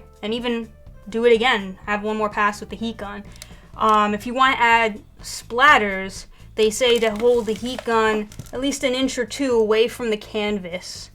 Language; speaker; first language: English; native; English